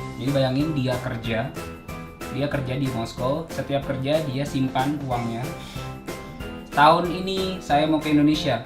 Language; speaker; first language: Indonesian; native; Indonesian